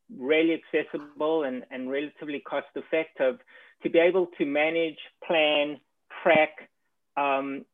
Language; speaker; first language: English; native; English